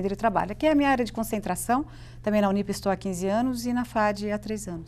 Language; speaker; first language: Portuguese; native; Portuguese